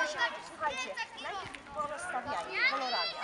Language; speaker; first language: Polish; native; Polish